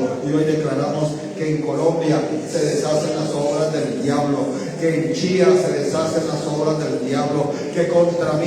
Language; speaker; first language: Spanish; native; Spanish